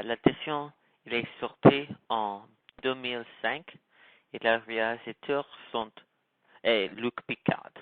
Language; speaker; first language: French; non-native, learner; English